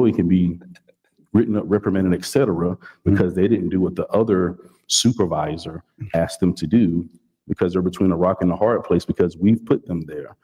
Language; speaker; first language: English; native; English